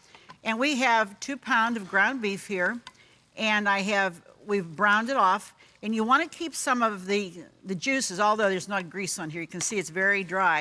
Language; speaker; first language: English; native; English